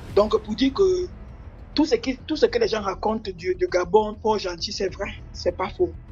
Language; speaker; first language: French; native; French